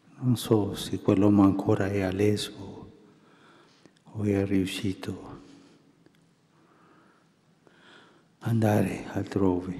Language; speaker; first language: Italian; non-native, fluent; Spanish